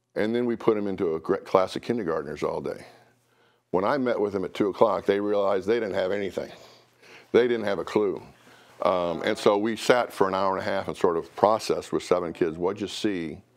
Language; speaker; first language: English; native; English